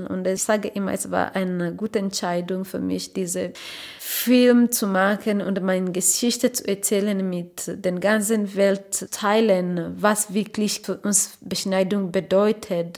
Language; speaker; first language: German; non-native, learner; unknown